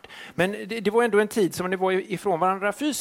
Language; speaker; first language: Swedish; native; Swedish